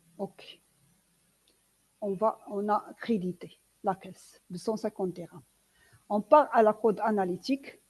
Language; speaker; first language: French; non-native, local second language; Arabic